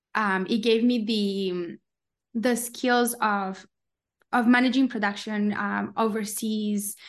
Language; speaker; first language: English; non-native, fluent; Spanish